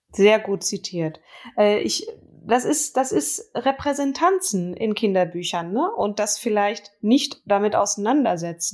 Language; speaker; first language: German; native; German